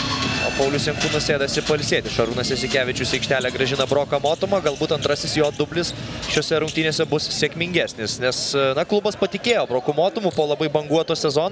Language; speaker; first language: Lithuanian; native; Lithuanian